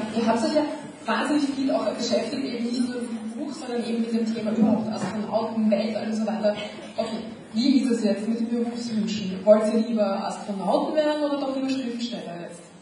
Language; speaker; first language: German; native; German